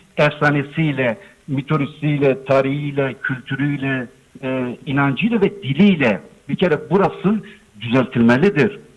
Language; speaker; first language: Turkish; non-native, local second language; Zaza